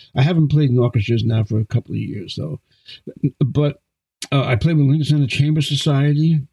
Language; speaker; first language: English; native; English